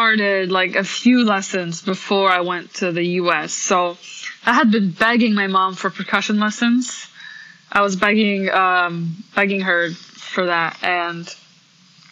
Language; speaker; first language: English; early bilingual, other home language; Polish